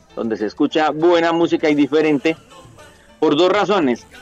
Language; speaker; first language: Spanish; native; Spanish